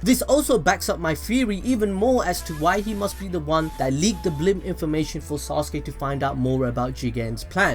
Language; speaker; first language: English; native; English